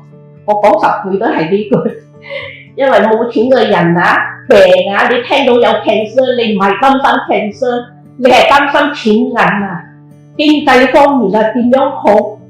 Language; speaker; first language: Cantonese; native; Cantonese